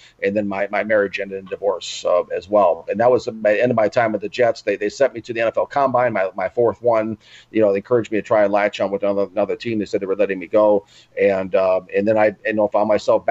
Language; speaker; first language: English; native; English